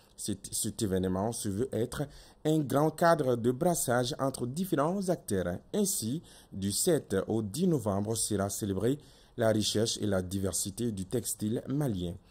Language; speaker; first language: French; non-native, local second language; Bambara